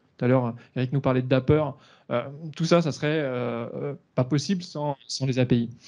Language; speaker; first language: French; native; French